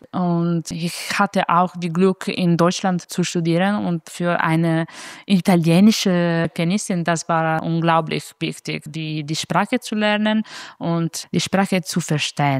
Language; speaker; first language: German; non-native, fluent; Italian